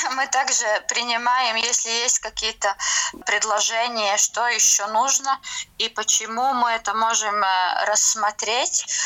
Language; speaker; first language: Russian; non-native, local second language; Latvian